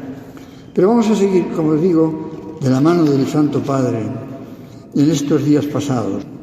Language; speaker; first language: Spanish; native; Spanish